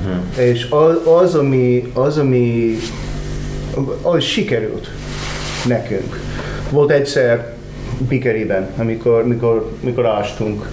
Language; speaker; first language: Hungarian; non-native, learner; English